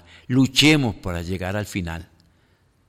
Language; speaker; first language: Spanish; native; Spanish